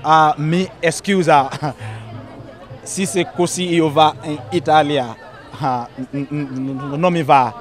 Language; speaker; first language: Italian; non-native, learner; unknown